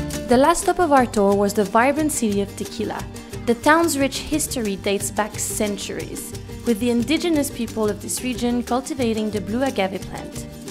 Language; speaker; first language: English; native; English